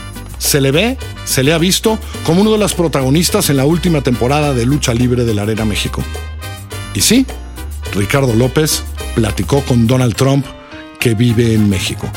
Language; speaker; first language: Spanish; native; Spanish